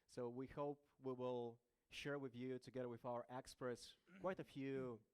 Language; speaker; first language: English; non-native, fluent; Lithuanian